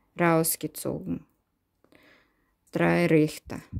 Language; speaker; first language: German; non-native, learner; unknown